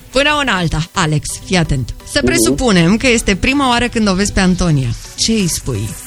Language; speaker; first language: Romanian; native; Romanian